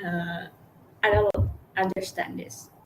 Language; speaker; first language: English; non-native, learner; Thai